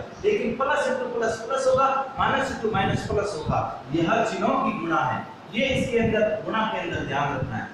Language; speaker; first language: Hindi; native; Hindi